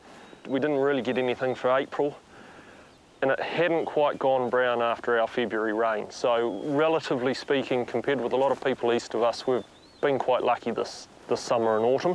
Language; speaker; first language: English; native; English